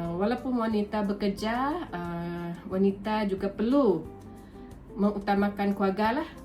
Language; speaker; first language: Malay; non-native, local second language; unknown